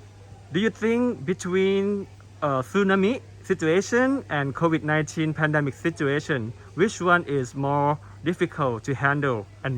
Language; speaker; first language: English; non-native, learner; Thai